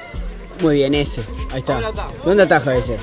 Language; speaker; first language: Spanish; native; Spanish